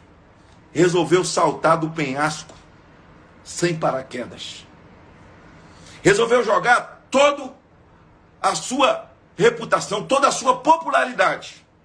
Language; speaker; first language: Portuguese; native; Portuguese